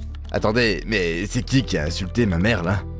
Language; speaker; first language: French; native; French